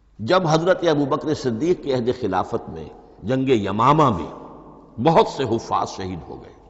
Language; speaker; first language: Urdu; native; Urdu